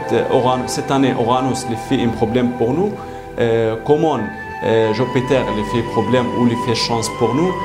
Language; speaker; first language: French; non-native, learner; Arabic